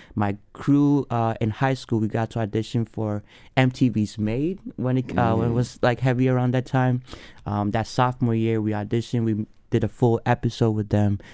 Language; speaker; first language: English; early bilingual, other home language; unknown